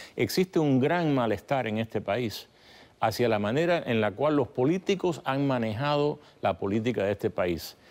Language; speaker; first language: Spanish; native; Spanish